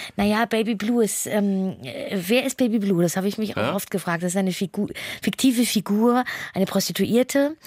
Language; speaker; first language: German; native; German